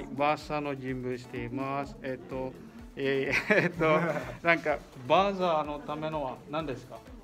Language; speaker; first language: Japanese; non-native, learner; Indonesian